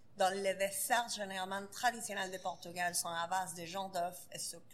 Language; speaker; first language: French; non-native, fluent; Spanish